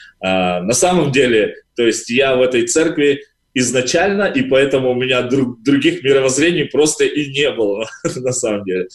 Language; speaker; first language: Russian; native; Russian